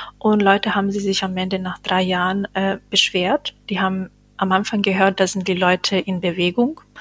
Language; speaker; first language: German; non-native, fluent; Bosnian